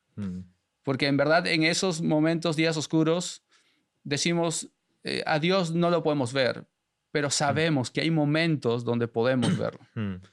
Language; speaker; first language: Spanish; native; Spanish